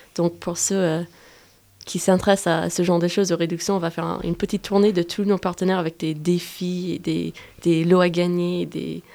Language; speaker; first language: French; non-native, fluent; English